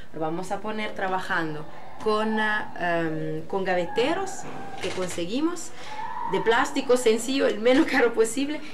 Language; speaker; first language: Spanish; non-native, fluent; French